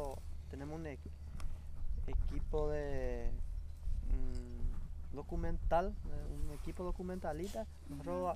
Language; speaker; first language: Spanish; non-native, local second language; Guarani